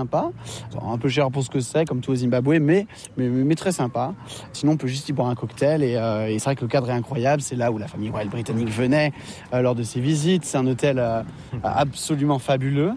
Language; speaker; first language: French; native; French